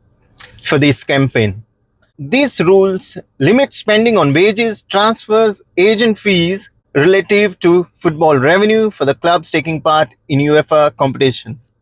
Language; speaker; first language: English; non-native, local second language; Konkani